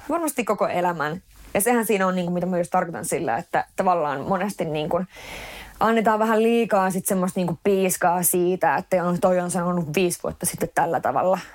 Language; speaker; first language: Finnish; early bilingual, heritage; Finnish